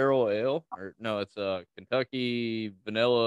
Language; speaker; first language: English; native; English